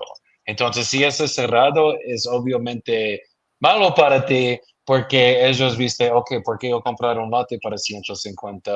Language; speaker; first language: Spanish; non-native, learner; English